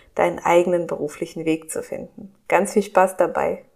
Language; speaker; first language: German; early bilingual, other home language; Russian